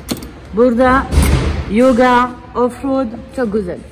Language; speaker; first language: Turkish; non-native, learner; French